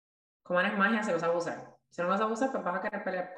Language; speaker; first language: Spanish; native; Spanish